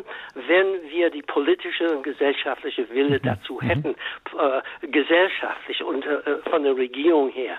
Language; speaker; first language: German; non-native, fluent; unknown